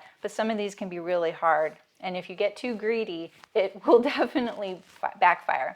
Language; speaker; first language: English; native; English